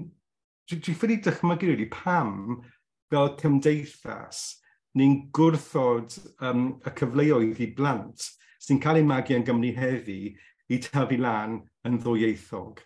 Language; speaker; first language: Welsh; non-native, local second language; English